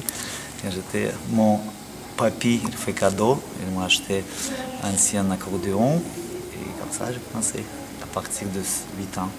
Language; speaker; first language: French; non-native, learner; Russian